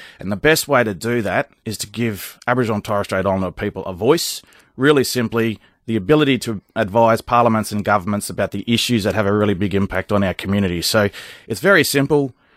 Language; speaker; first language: English; native; English